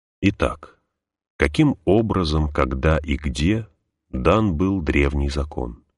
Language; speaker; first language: Russian; native; Russian